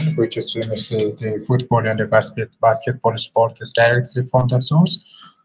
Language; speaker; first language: English; non-native, learner; Amharic